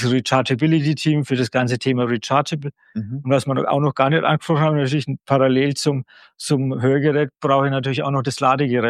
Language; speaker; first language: German; native; German